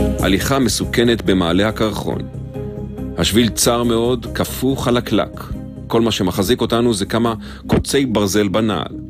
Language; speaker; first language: Hebrew; native; Hebrew